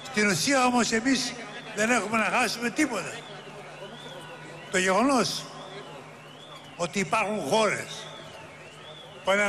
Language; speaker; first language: Greek; native; Greek